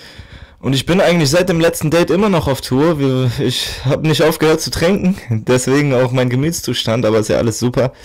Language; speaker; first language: German; native; German